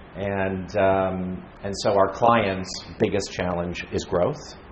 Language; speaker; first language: English; native; English